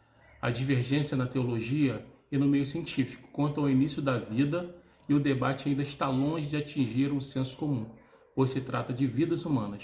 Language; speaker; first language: Portuguese; native; Portuguese